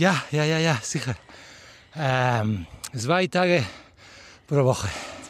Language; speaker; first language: German; non-native, learner; Spanish